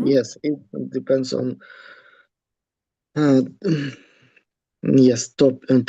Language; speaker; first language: English; non-native, learner; Russian